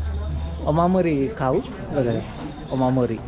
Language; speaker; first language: Japanese; non-native, fluent; Indonesian